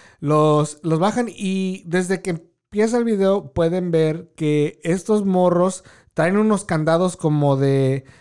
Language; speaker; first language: Spanish; early bilingual, heritage; Spanish